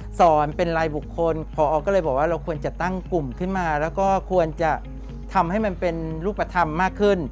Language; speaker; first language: Thai; native; Thai